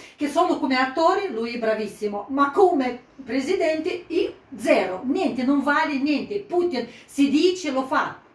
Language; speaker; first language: Italian; non-native, fluent; Ukrainian